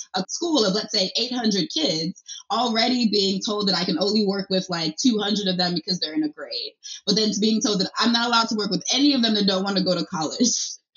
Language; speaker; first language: English; early bilingual, other home language; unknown